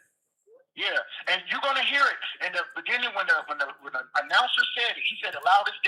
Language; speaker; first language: English; native; English